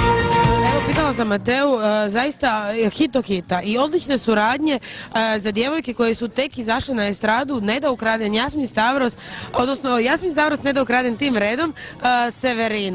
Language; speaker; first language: Croatian; native; Croatian